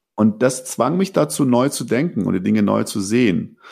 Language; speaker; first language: German; early bilingual, other home language; Persian